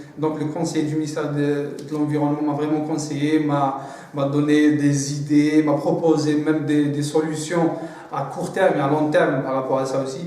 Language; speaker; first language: French; non-native, local second language; Arabic